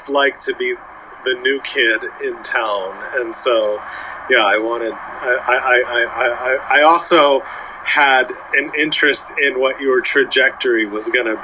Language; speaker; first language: English; native; English